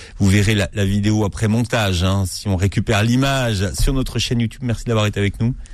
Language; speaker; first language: French; native; French